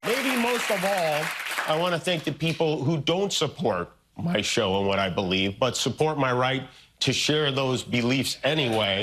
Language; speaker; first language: English; native; English